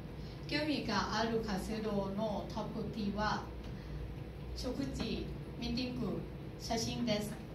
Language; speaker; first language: Japanese; non-native, learner; Thai